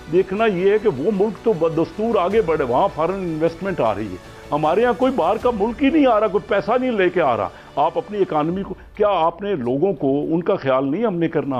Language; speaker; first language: Urdu; native; Urdu